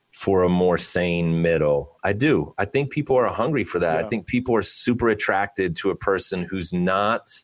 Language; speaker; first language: English; native; English